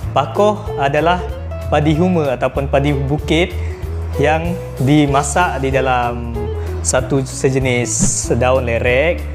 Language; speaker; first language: Malay; non-native, local second language; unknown